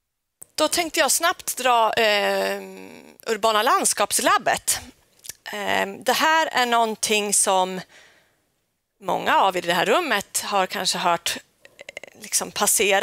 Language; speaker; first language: Swedish; native; Swedish